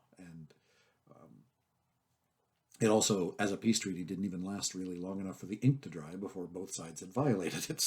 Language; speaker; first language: English; native; English